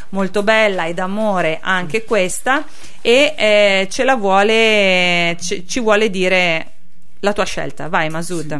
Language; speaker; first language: Italian; native; Italian